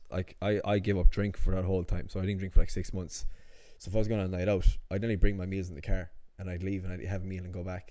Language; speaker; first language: English; native; English